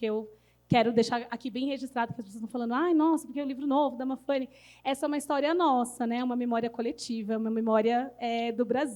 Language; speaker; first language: Portuguese; native; Portuguese